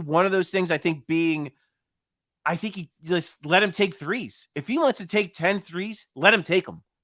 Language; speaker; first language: English; native; English